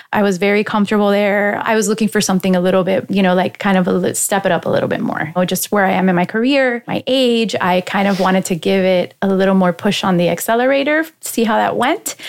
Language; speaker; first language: English; native; English